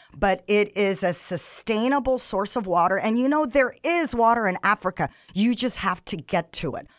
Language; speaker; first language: English; non-native, fluent; Arabic